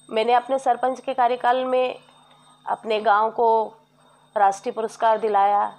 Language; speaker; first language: Hindi; native; Hindi